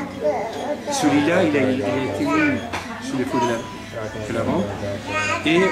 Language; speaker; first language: French; non-native, fluent; Persian